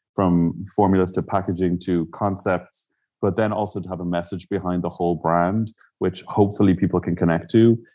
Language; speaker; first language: English; native; English